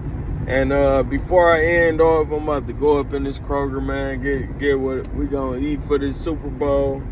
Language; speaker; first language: English; native; English